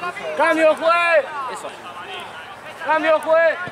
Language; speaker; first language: Spanish; native; Spanish